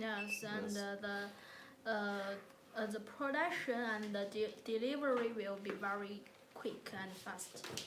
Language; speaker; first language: English; non-native, learner; Chinese